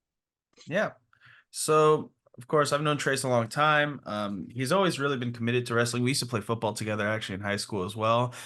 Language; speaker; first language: English; native; English